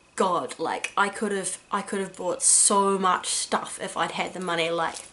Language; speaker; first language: English; native; English